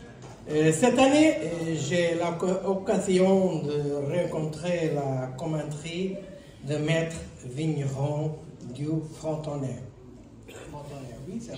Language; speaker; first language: French; non-native, learner; Portuguese